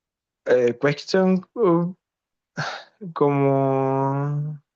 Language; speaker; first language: English; non-native, learner; Spanish